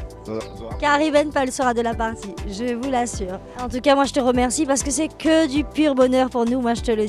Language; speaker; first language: French; native; French